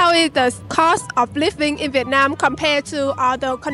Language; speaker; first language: English; non-native, learner; Vietnamese